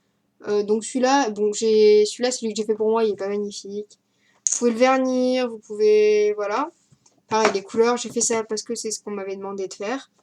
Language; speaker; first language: French; native; French